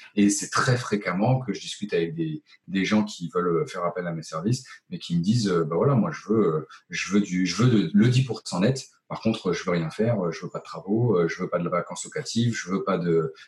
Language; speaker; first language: French; native; French